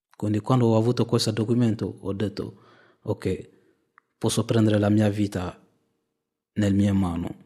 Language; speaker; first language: Italian; non-native, fluent; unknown